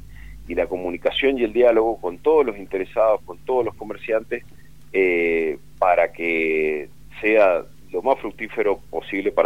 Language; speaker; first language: Spanish; native; Spanish